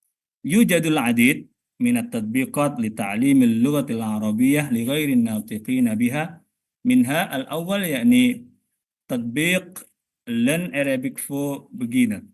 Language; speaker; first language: Arabic; non-native, fluent; Indonesian